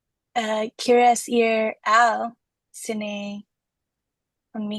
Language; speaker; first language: Spanish; non-native, learner; English